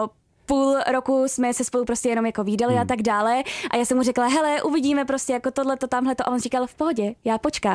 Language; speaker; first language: Czech; native; Czech